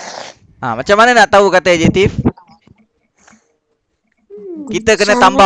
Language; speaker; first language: Malay; native; Malay